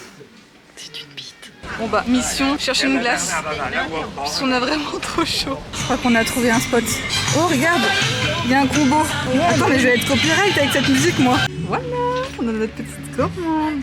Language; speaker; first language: French; native; French